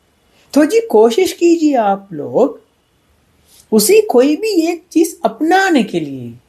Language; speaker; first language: Hindi; non-native, fluent; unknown